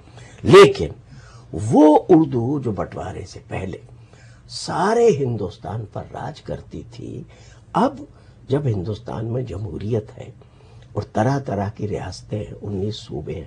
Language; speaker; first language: Urdu; native; Urdu